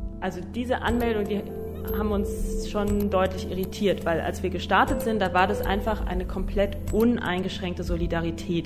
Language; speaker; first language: German; native; German